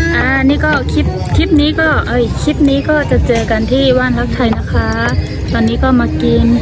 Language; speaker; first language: Thai; non-native, fluent; Khün